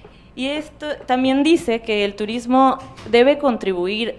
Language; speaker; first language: Spanish; native; Spanish